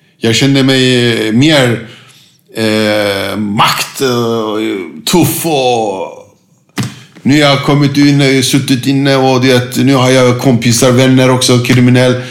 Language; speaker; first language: Swedish; non-native, fluent; Turkish